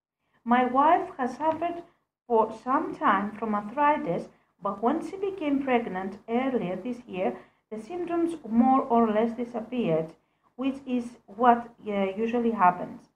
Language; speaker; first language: English; non-native, fluent; Greek